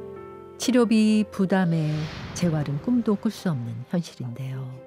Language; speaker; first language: Korean; native; Korean